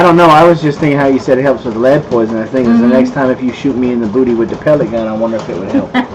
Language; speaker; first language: English; native; English